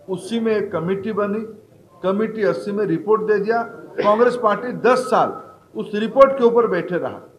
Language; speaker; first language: Hindi; non-native, local second language; Odia